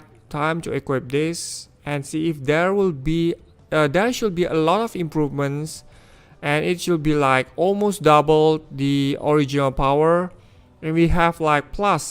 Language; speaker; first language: English; non-native, fluent; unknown